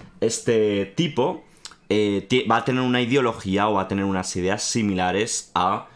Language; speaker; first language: Spanish; native; Spanish